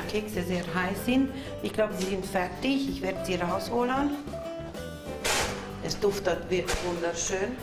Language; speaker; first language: German; non-native, local second language; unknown